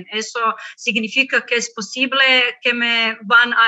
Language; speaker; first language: Spanish; non-native, learner; Croatian